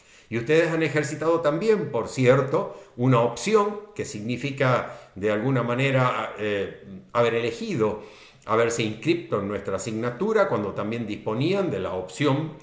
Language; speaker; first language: Spanish; native; Spanish